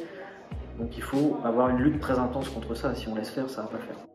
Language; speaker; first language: French; native; French